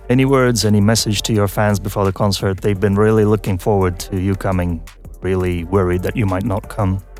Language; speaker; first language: English; non-native, fluent; Russian